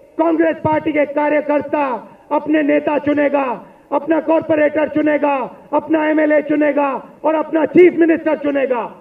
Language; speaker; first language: Hindi; native; Hindi